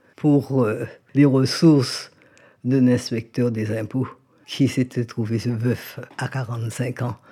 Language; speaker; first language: French; native; French